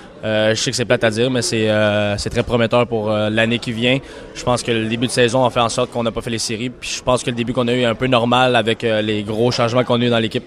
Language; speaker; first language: French; native; French